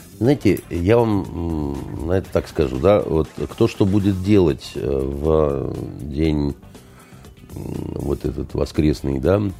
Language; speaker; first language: Russian; native; Russian